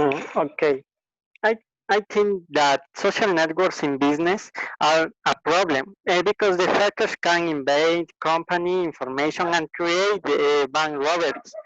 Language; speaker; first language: English; non-native, learner; Spanish